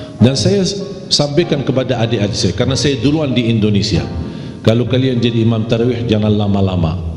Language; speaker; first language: Indonesian; non-native, fluent; Arabic